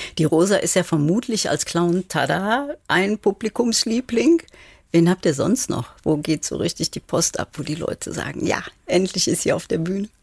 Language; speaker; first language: German; native; German